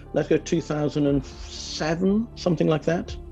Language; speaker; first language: English; native; English